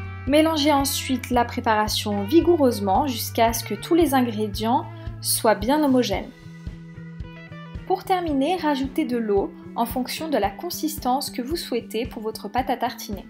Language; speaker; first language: French; native; French